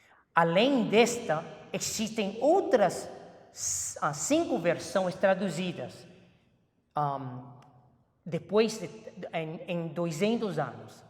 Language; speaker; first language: Portuguese; non-native, fluent; Chinese